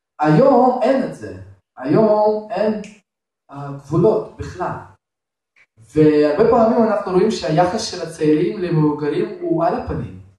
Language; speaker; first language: Hebrew; non-native, fluent; Russian